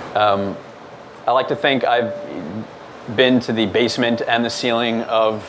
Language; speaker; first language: English; native; English